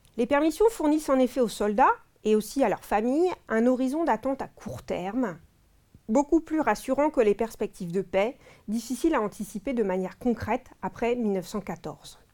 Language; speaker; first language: French; native; French